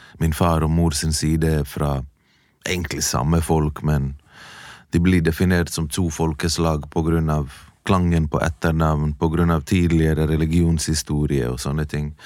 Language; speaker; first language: Norwegian; early bilingual, other home language; Bosnian